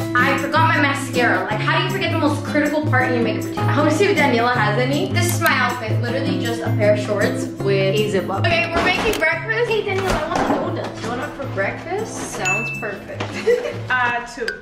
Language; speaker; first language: English; native; English